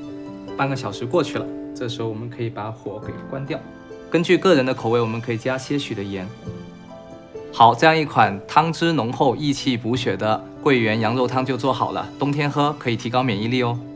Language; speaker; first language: Chinese; native; Chinese